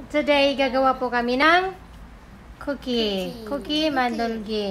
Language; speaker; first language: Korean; non-native, learner; Filipino